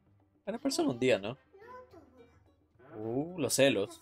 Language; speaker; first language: Spanish; native; Spanish